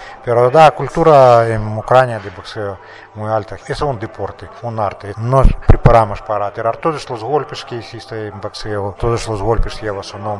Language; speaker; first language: Spanish; non-native, learner; Russian